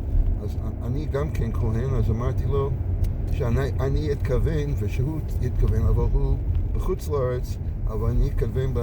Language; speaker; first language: Hebrew; non-native, fluent; English